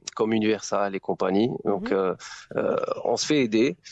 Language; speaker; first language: French; non-native, local second language; Arabic